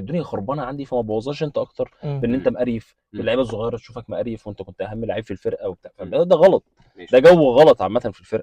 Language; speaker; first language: Arabic; native; Arabic